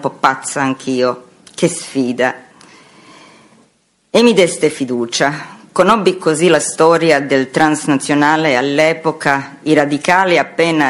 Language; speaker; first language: Italian; non-native, fluent; Croatian